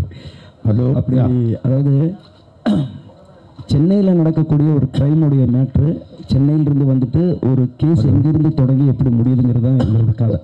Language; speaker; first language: Tamil; native; Tamil